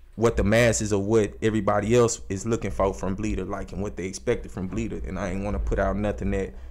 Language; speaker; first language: English; native; English